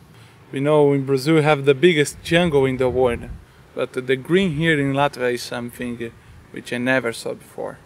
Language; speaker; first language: English; non-native, fluent; Portuguese